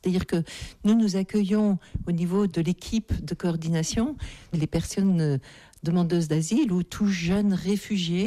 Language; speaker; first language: French; native; French